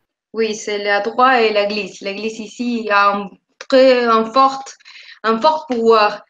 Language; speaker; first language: French; non-native, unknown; Spanish